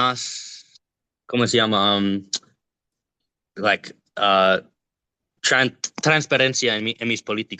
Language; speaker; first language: Spanish; non-native, learner; English